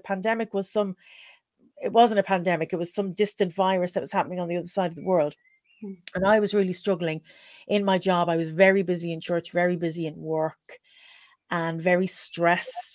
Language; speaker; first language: English; native; English